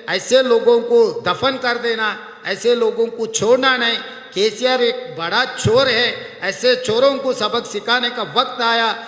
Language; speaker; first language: Hindi; non-native, local second language; Telugu